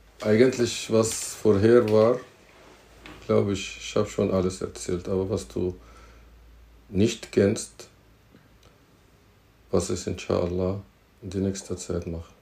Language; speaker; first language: German; non-native, fluent; Arabic